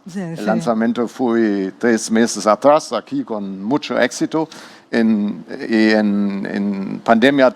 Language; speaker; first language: Spanish; non-native, learner; German